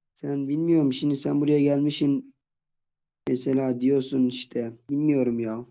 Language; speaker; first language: Turkish; native; Turkish